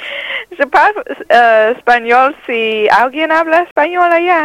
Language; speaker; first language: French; non-native, learner; Spanish